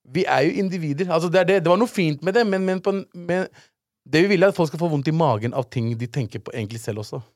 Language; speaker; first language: Norwegian; early bilingual, other home language; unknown